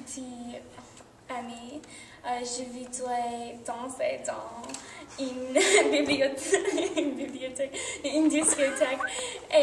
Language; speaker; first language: French; non-native, learner; English